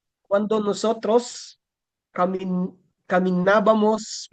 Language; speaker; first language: Spanish; non-native, learner; Filipino